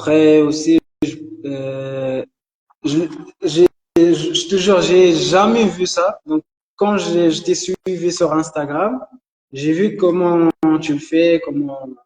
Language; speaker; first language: French; non-native, local second language; Arabic